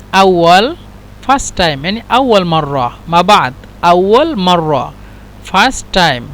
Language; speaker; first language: Arabic; non-native, fluent; Bangla